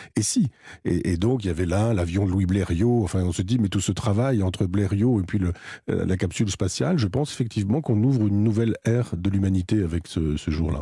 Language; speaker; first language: French; native; French